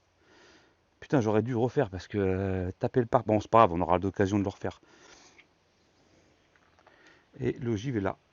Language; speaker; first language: French; native; French